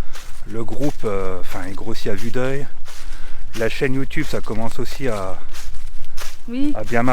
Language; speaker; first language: French; native; French